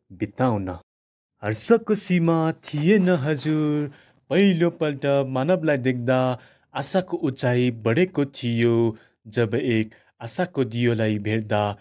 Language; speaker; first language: Nepali; non-native, local second language; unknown